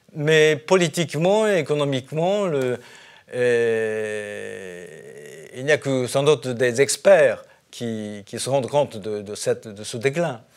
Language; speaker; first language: French; non-native, fluent; Japanese